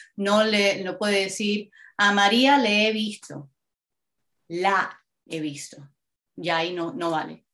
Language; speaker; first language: Spanish; native; Spanish